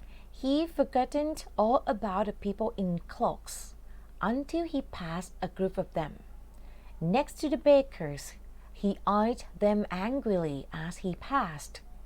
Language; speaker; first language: English; non-native, fluent; Thai